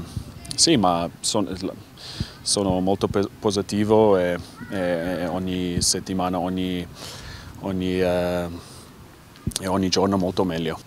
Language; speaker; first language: Italian; non-native, learner; English